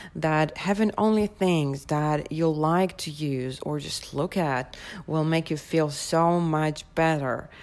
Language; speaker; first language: English; non-native, fluent; Russian